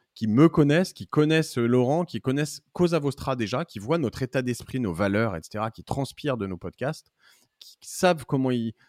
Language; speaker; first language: French; native; French